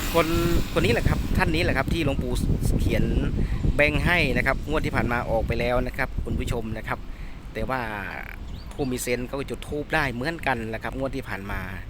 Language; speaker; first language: Thai; native; Thai